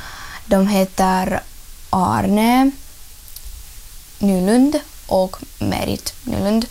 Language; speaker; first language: Swedish; early bilingual, other home language; Russian